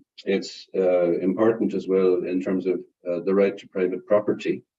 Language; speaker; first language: English; non-native, fluent; Irish